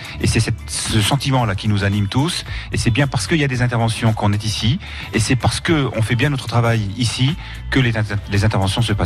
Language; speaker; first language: French; native; French